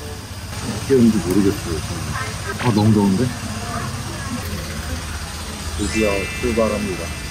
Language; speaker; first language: Thai; non-native, learner; Korean